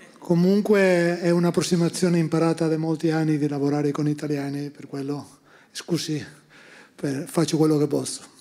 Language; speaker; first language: Italian; non-native, fluent; Spanish